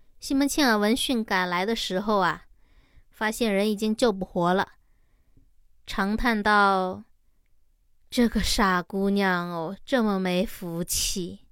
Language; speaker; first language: Chinese; native; Chinese